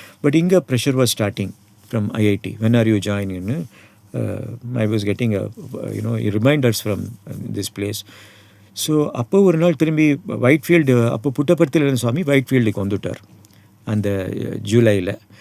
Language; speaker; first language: English; non-native, local second language; Tamil